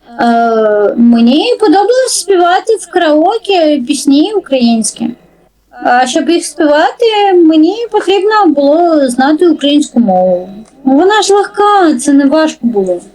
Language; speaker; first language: Ukrainian; non-native, learner; Russian